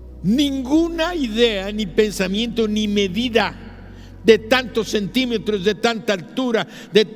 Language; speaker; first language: Spanish; native; Spanish